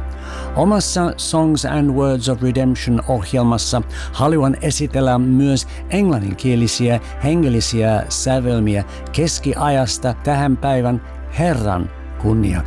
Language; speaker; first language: Finnish; non-native, fluent; English